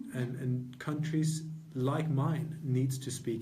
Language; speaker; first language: English; non-native, fluent; Norwegian